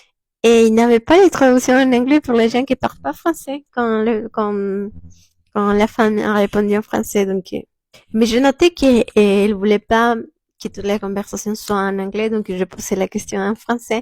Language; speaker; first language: French; non-native, fluent; Spanish